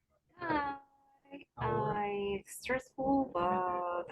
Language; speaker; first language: English; non-native, learner; Spanish